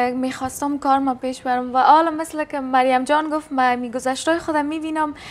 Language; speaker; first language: Persian; non-native, local second language; Turkmen